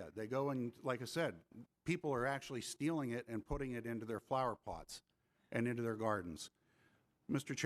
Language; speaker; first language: English; native; English